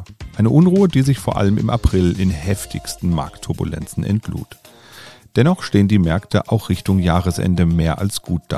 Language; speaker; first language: German; native; German